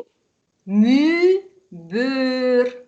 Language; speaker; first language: French; non-native, fluent; Hungarian